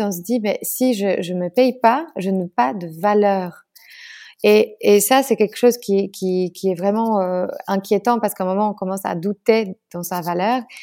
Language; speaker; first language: French; non-native, fluent; Polish